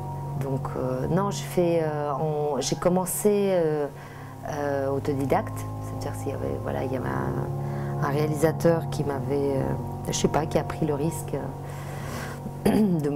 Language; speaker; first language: French; native; French